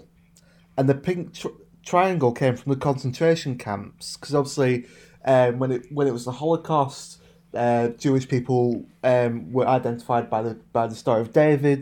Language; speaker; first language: English; native; English